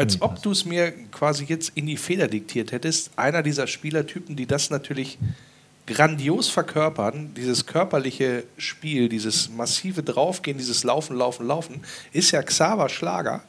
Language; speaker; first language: German; native; German